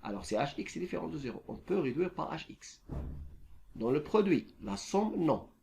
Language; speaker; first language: French; non-native, local second language; Arabic